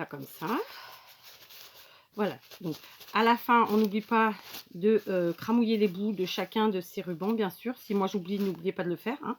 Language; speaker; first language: French; native; French